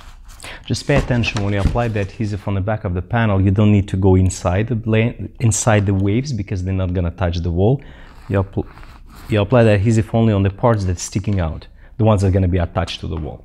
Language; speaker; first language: English; non-native, fluent; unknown